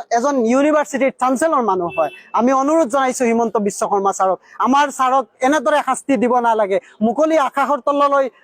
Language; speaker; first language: Assamese; non-native, local second language; Bangla